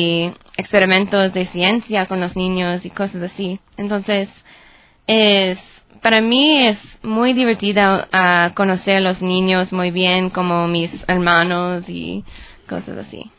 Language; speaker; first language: Spanish; non-native, learner; English